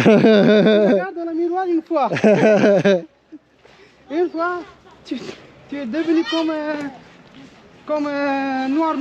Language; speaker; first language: French; non-native, fluent; Hindi